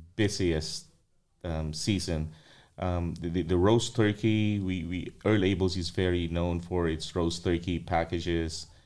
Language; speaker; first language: English; non-native, local second language; Filipino